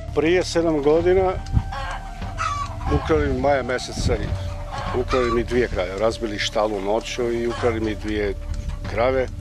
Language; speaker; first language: Serbian; native; Serbian